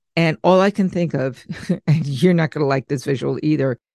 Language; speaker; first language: English; native; English